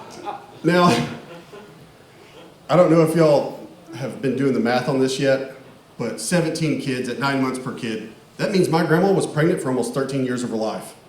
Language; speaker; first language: English; native; English